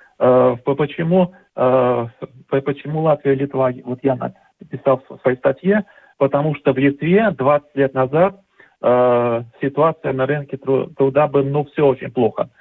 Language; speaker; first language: Russian; native; Russian